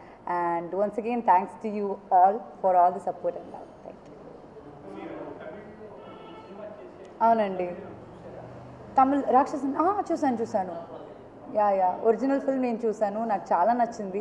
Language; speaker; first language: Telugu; non-native, fluent; Malayalam